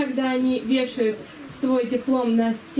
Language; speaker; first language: Russian; native; Russian